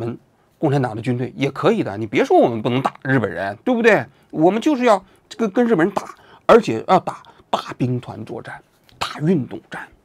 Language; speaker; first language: Chinese; native; Chinese